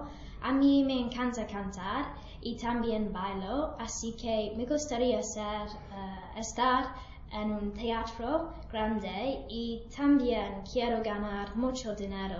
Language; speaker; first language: Spanish; non-native, learner; English